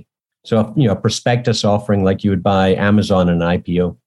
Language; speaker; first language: English; native; English